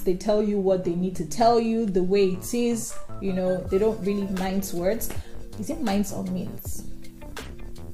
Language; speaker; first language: English; non-native, local second language; Yoruba